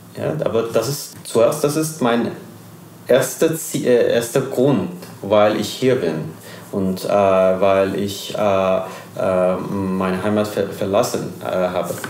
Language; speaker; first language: German; non-native, learner; Persian